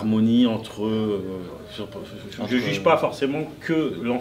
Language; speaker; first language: French; native; French